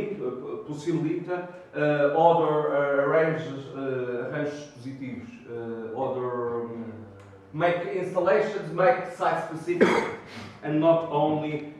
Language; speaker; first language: English; non-native, learner; Portuguese